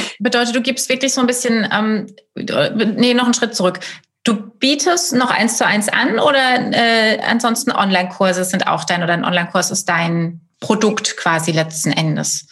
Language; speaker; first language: German; native; German